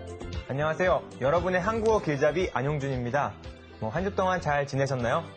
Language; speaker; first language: Korean; native; Korean